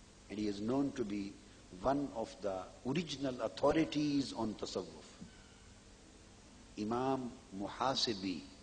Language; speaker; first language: English; non-native, local second language; Punjabi